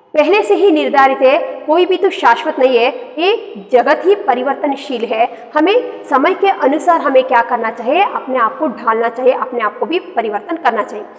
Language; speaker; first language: Hindi; non-native, local second language; Kannada